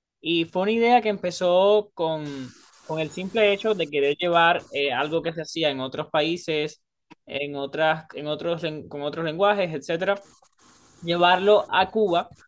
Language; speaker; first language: Spanish; native; Spanish